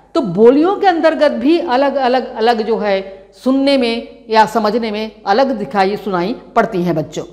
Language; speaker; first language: Hindi; non-native, local second language; Chhattisgarhi